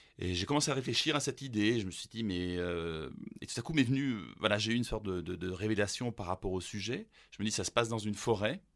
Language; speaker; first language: French; early bilingual, other home language; German